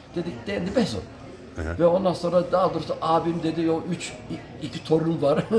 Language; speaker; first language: Turkish; early bilingual, heritage; Turkish